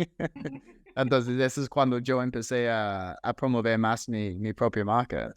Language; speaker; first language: Spanish; non-native, fluent; English